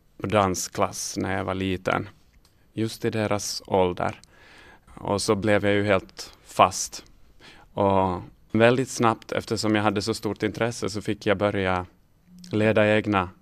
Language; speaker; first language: Swedish; native; Swedish